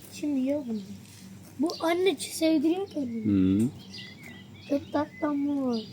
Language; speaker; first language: Turkish; early bilingual, heritage; Turkish